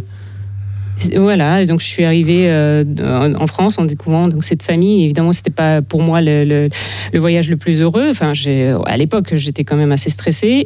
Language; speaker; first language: French; non-native, fluent; Russian